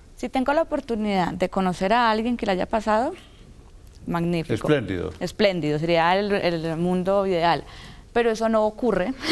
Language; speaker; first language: Spanish; native; Spanish